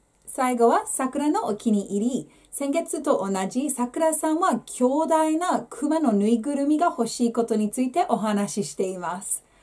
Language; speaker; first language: Japanese; non-native, fluent; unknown